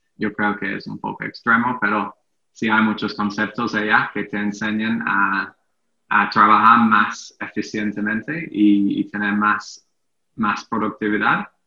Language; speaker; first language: Spanish; non-native, fluent; English